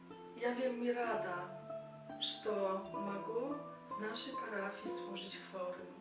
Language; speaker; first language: Polish; non-native, learner; Belarusian